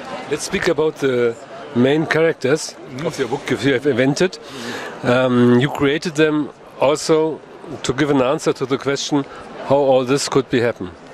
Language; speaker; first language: English; non-native, fluent; German